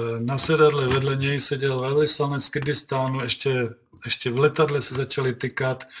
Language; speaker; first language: Czech; native; Czech